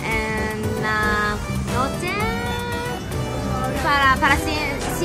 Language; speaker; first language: Spanish; non-native, learner; Japanese